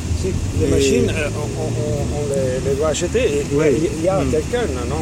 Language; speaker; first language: French; non-native, fluent; Italian